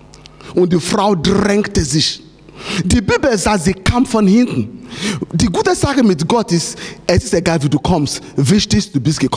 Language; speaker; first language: German; non-native, fluent; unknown